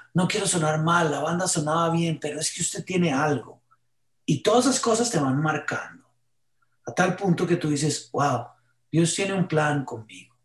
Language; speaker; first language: Spanish; early bilingual, heritage; Spanish